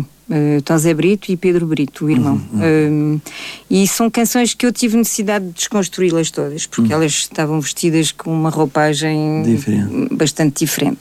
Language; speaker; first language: Portuguese; early bilingual, heritage; Portuguese